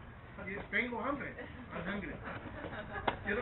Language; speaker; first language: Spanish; non-native, learner; English